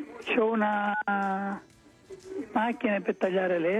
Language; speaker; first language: Italian; early bilingual, heritage; Italian